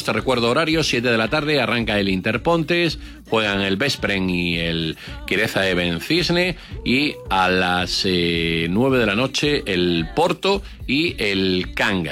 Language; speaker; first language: Spanish; native; Spanish